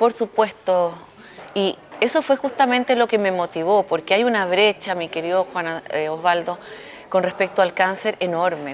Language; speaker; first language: Spanish; native; Spanish